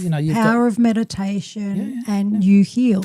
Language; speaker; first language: English; native; English